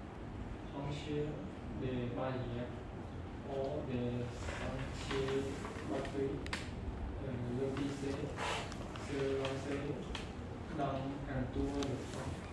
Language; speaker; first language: French; non-native, learner; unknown